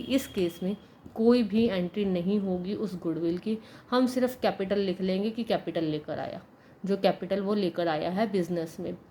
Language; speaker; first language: Hindi; native; Hindi